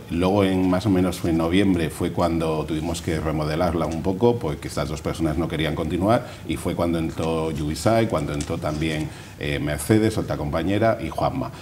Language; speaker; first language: Spanish; native; Spanish